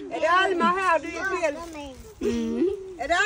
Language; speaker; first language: Swedish; native; Swedish